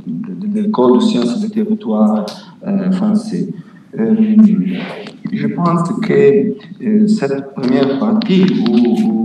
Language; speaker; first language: French; non-native, fluent; Italian